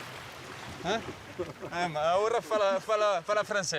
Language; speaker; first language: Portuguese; non-native, learner; French